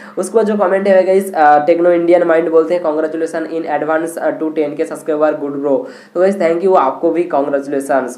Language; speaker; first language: Hindi; non-native, local second language; Bangla